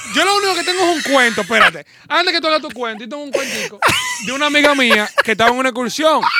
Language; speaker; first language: Spanish; native; Spanish